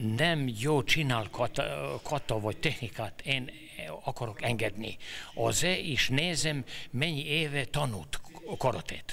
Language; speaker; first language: Hungarian; non-native, learner; Serbian